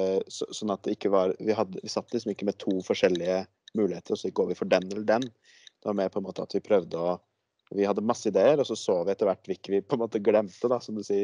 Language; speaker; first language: Norwegian; native; Norwegian